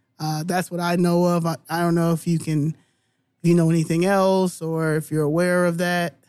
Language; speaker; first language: English; native; English